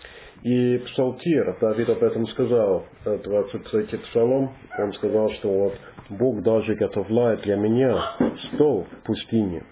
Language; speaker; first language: Russian; non-native, learner; English